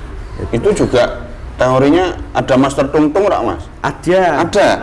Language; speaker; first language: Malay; non-native, local second language; Javanese